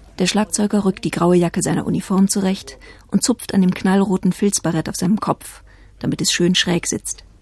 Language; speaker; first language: German; native; German